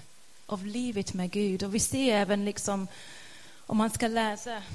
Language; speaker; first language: Swedish; non-native, fluent; English